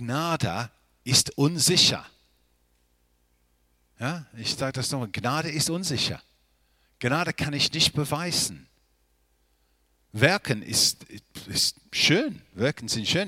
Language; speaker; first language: German; non-native, fluent; English